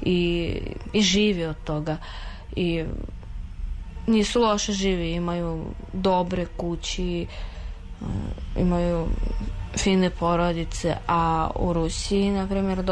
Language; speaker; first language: Serbian; non-native, fluent; Russian